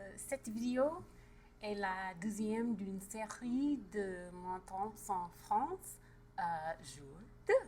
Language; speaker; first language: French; non-native, learner; English